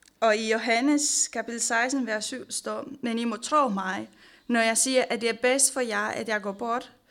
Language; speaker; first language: Danish; non-native, fluent; Romanian